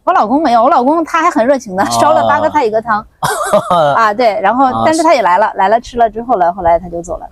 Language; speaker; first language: Chinese; non-native, local second language; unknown